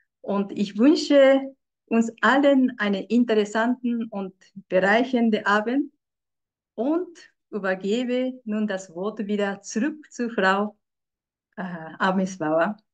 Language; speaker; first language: German; non-native, fluent; Japanese